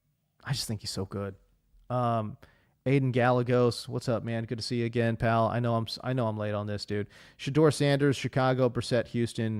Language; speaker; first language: English; native; English